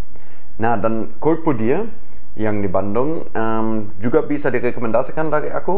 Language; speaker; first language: Indonesian; non-native, fluent; German